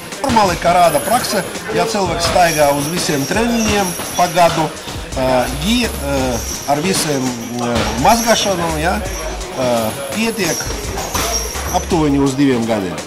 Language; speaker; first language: Latvian; non-native, local second language; Russian